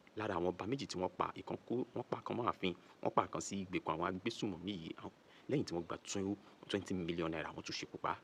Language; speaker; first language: English; non-native, local second language; Yoruba